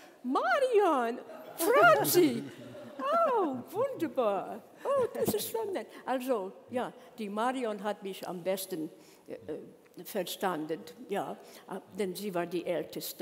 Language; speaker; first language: German; non-native, learner; English